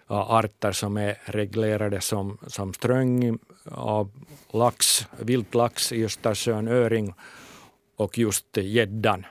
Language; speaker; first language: Swedish; non-native, local second language; Finnish